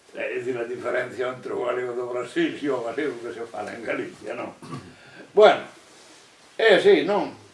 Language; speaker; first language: Galician; native; Galician